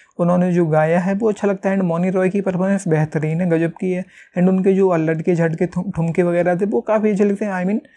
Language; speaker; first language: Hindi; native; Hindi